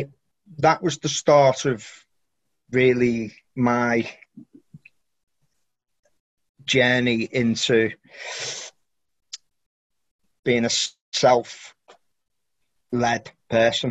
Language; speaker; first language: English; native; English